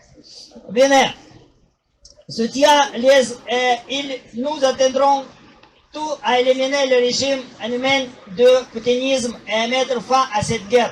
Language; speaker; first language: French; non-native, learner; Russian